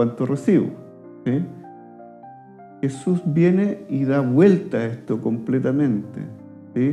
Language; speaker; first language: Spanish; native; Spanish